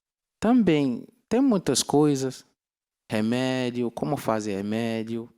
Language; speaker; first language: Portuguese; non-native, learner; Yoruba